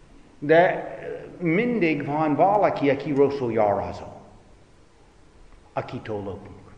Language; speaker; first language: Hungarian; non-native, fluent; English